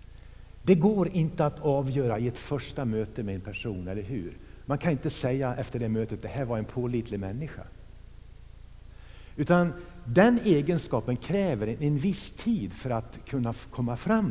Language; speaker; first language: Swedish; native; Swedish